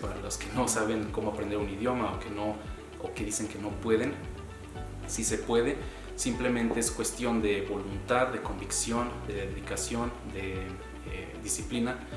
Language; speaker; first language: Spanish; native; Spanish